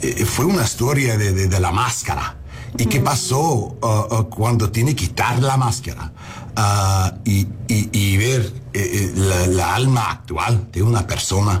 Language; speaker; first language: Spanish; early bilingual, heritage; Spanish